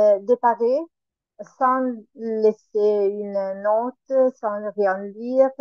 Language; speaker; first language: French; non-native, learner; Italian